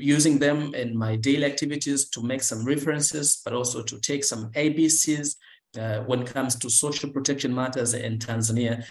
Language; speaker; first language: English; non-native, local second language; Swahili